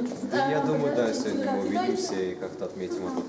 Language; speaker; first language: Russian; native; Russian